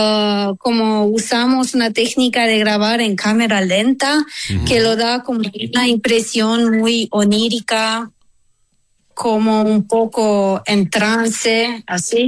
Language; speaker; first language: Spanish; non-native, fluent; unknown